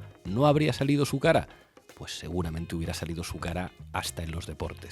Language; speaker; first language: Spanish; native; Spanish